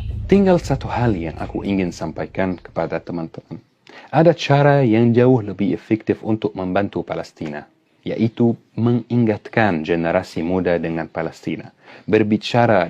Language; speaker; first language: Indonesian; non-native, fluent; Arabic